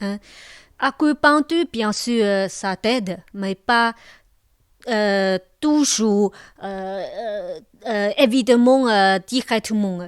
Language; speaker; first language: French; non-native, local second language; Chinese